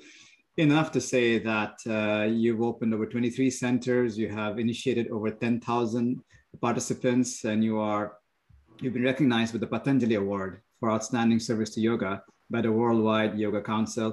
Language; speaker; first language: English; non-native, local second language; Bangla